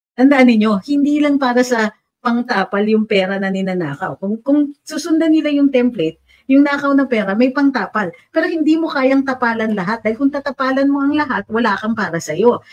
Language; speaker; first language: Filipino; native; Filipino